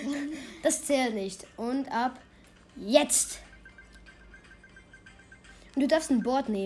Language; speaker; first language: German; native; German